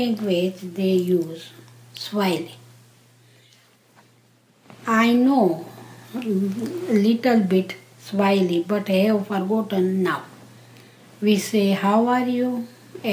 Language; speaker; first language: English; non-native, local second language; Gujarati